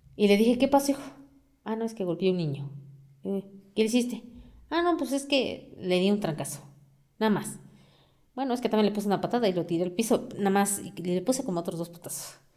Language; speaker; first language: Spanish; non-native, local second language; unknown